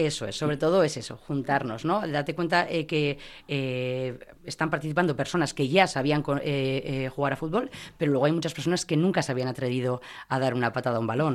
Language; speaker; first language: Spanish; native; Spanish